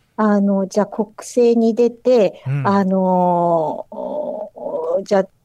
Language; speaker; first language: Japanese; native; Japanese